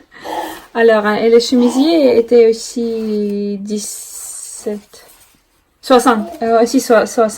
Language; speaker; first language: French; non-native, learner; Russian